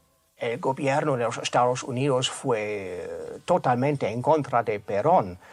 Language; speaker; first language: Spanish; non-native, fluent; German